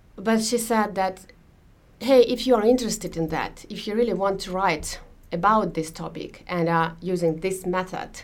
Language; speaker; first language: English; non-native, fluent; Russian